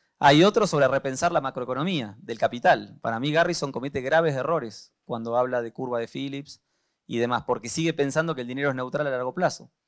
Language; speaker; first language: Spanish; native; Spanish